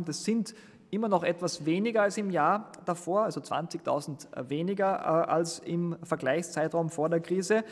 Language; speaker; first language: German; native; German